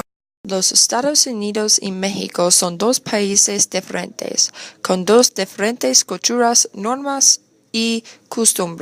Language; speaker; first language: Spanish; non-native, learner; English